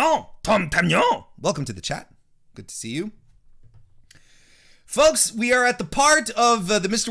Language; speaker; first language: English; native; English